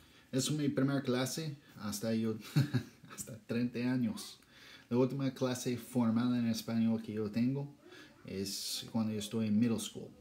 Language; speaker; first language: Spanish; non-native, learner; English